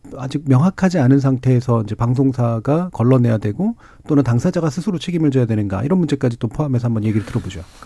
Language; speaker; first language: Korean; native; Korean